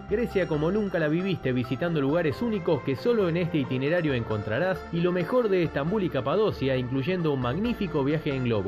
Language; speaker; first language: Spanish; native; Spanish